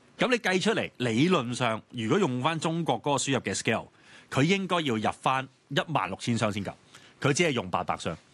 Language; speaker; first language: Cantonese; native; Cantonese